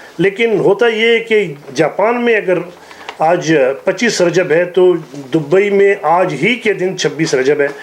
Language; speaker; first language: Urdu; native; Urdu